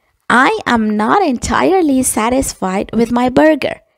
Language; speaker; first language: English; non-native, fluent; Persian